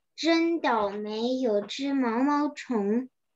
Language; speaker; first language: Chinese; early bilingual, heritage; Chinese